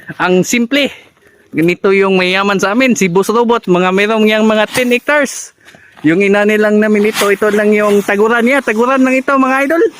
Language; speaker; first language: Filipino; non-native, local second language; Cebuano